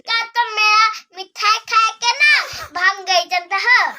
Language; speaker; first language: Hindi; non-native, local second language; Assamese